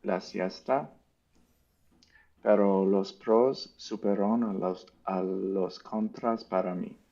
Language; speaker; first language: Spanish; non-native, learner; English